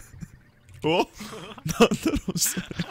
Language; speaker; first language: Japanese; non-native, learner; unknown